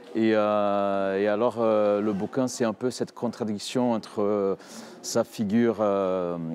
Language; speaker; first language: French; non-native, fluent; Portuguese